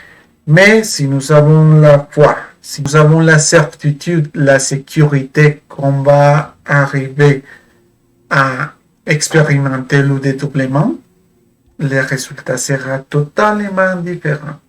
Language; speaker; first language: French; non-native, fluent; Spanish